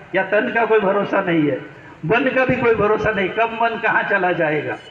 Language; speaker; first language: Hindi; non-native, local second language; Marathi